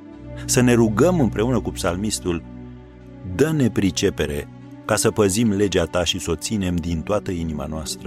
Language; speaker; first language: Romanian; native; Romanian